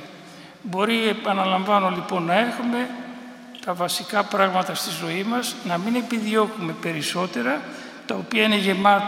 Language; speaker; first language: Greek; native; Greek